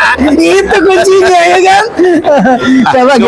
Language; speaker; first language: Indonesian; native; Indonesian